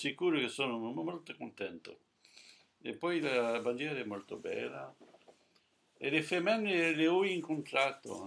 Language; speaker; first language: Italian; non-native, learner; French